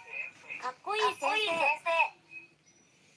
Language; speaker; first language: Japanese; non-native, learner; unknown